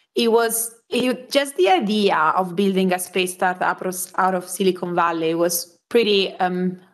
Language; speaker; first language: English; non-native, fluent; Italian